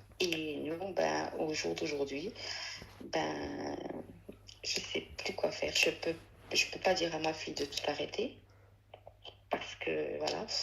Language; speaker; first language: French; early bilingual, other home language; Arabic